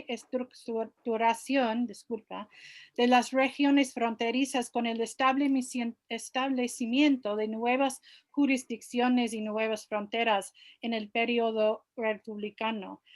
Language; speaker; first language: Spanish; non-native, fluent; English